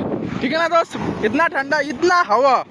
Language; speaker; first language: Hindi; non-native, learner; Bangla